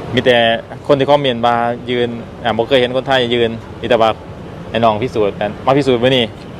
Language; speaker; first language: Thai; native; Thai